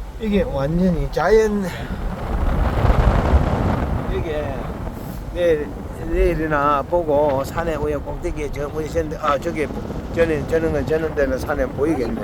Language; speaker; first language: Korean; native; Korean